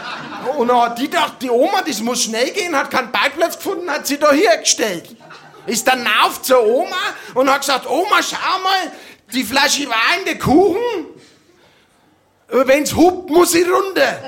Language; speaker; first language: German; native; German